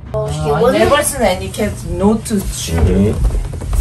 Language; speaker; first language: English; non-native, learner; Korean